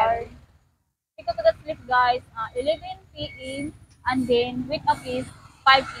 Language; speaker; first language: English; non-native, learner; Cebuano